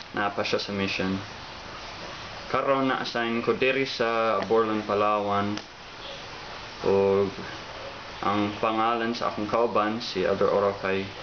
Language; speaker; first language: Cebuano; non-native, learner; English